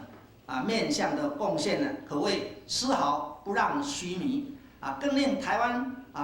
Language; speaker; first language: Chinese; native; Chinese